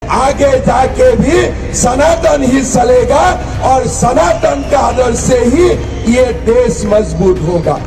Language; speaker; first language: Hindi; non-native, local second language; Assamese